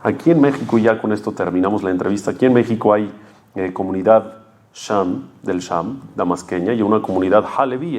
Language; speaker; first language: Spanish; native; Spanish